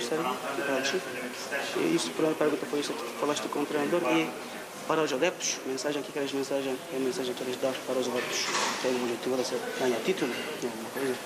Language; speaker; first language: Portuguese; non-native, fluent; Turkish